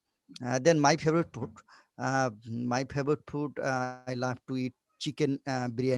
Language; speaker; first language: English; non-native, local second language; Bangla